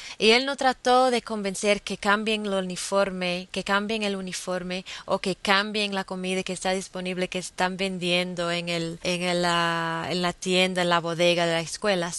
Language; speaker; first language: Spanish; non-native, fluent; English